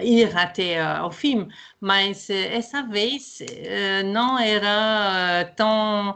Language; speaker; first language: Portuguese; non-native, fluent; French